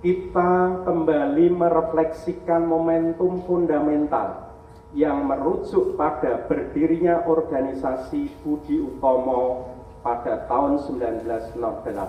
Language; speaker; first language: Indonesian; native; Indonesian